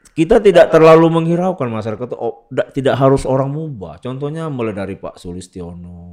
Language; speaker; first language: Indonesian; native; Indonesian